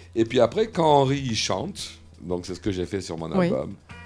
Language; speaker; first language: French; native; French